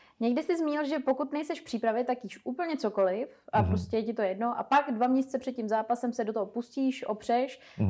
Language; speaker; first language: Czech; native; Czech